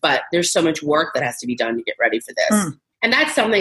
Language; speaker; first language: English; native; English